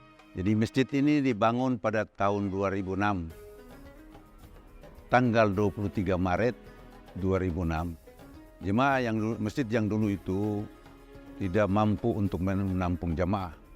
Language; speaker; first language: Indonesian; non-native, local second language; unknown